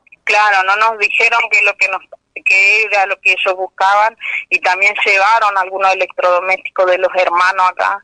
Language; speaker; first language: Spanish; native; Spanish